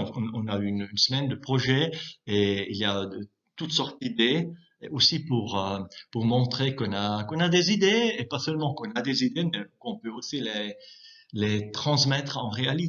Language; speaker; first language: French; non-native, local second language; German